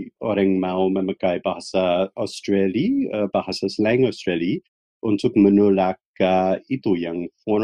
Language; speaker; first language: Indonesian; non-native, fluent; English